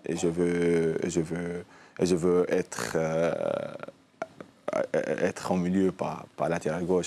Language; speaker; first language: French; non-native, local second language; Arabic